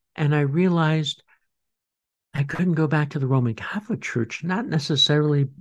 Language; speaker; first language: English; native; English